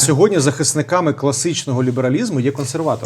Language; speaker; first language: Ukrainian; native; Ukrainian